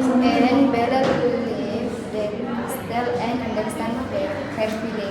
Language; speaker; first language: English; non-native, learner; Indonesian